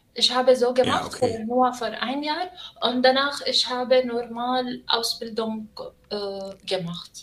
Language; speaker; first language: German; non-native, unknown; Arabic